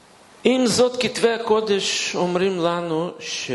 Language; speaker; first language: Hebrew; non-native, fluent; Russian